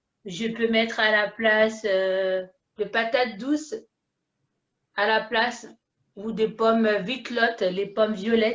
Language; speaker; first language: French; early bilingual, other home language; Haitian Creole